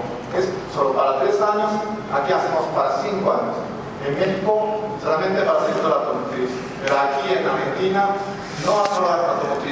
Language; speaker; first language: Spanish; non-native, fluent; Japanese